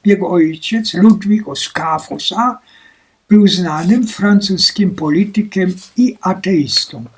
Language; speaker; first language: Polish; native; Polish